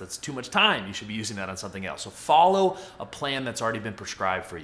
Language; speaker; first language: English; native; English